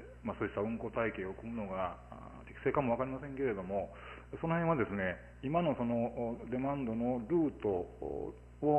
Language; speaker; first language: Japanese; native; Japanese